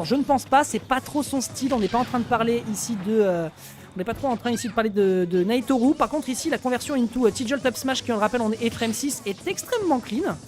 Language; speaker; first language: French; native; French